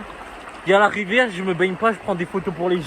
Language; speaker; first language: French; native; French